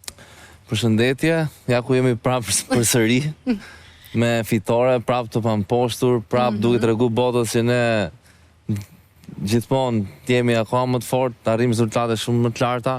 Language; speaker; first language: Albanian; native; Albanian